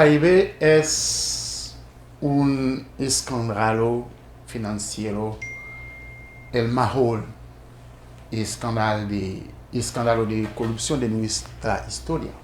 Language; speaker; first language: Spanish; non-native, fluent; Haitian Creole